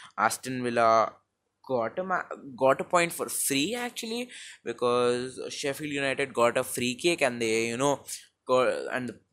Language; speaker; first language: English; non-native, local second language; Hindi